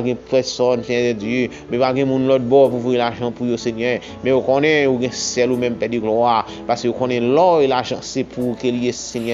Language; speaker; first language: French; non-native, local second language; Haitian Creole